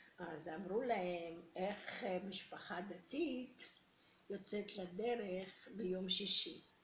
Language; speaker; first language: Hebrew; early bilingual, other home language; Romanian